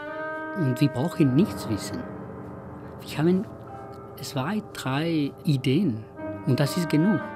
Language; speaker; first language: German; non-native, fluent; Spanish